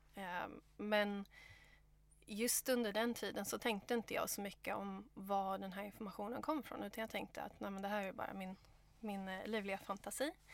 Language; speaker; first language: Swedish; native; Swedish